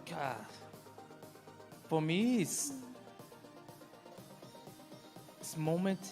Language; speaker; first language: English; non-native, learner; Portuguese